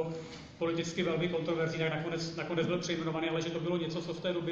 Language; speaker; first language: Czech; native; Czech